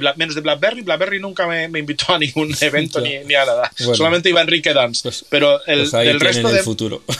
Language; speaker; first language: Spanish; native; Spanish